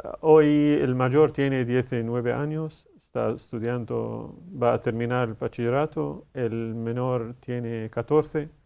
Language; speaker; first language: Spanish; non-native, learner; Arabic